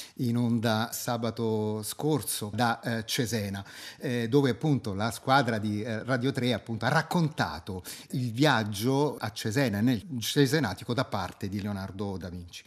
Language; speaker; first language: Italian; native; Italian